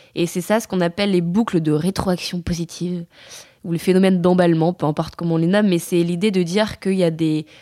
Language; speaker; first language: French; native; French